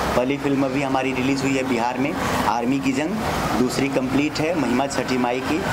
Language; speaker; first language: Hindi; native; Hindi